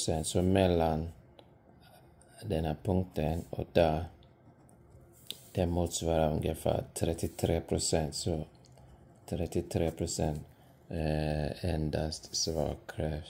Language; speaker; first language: Swedish; non-native, fluent; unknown